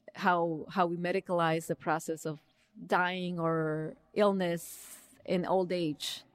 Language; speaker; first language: English; early bilingual, other home language; Spanish